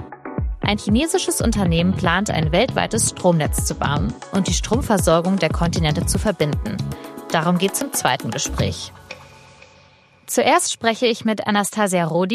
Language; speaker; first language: German; native; German